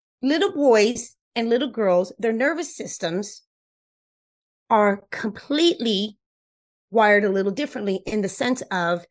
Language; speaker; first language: English; non-native, fluent; Spanish